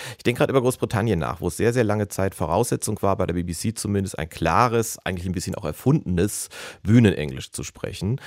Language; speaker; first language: German; native; German